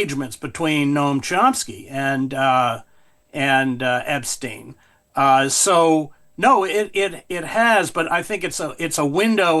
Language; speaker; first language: English; native; English